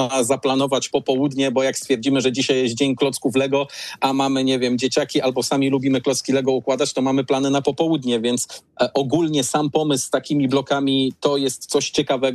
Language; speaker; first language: Polish; native; Polish